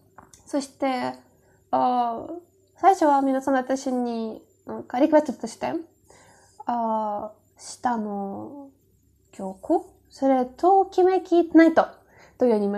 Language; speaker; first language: Japanese; non-native, learner; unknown